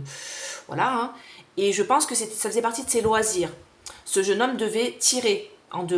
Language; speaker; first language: French; native; French